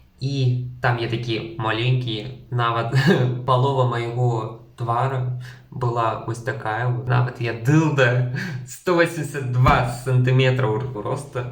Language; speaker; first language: Belarusian; non-native, local second language; Russian